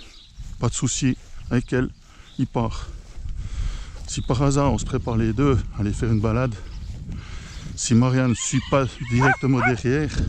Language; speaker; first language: French; native; French